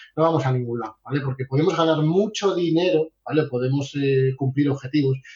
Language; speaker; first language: Spanish; native; Spanish